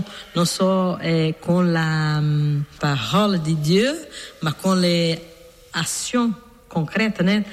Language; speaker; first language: French; non-native, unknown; Portuguese